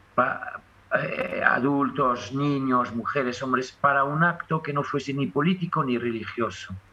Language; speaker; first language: Spanish; non-native, fluent; French